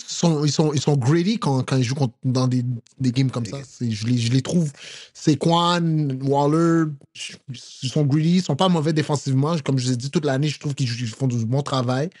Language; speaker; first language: French; native; French